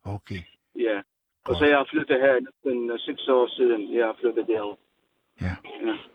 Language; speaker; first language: Danish; non-native, learner; Arabic